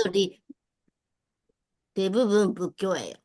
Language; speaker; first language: Korean; non-native, learner; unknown